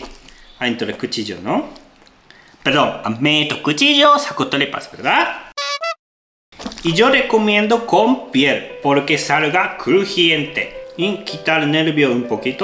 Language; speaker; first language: Spanish; non-native, fluent; Japanese